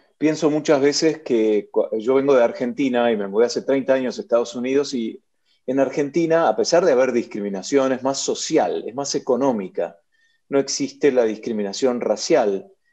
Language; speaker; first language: Spanish; native; Spanish